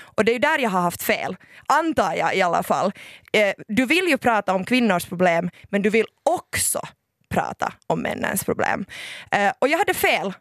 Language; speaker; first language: Swedish; native; Swedish